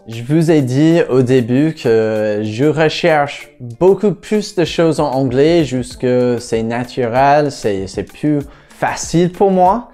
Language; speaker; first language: French; non-native, fluent; English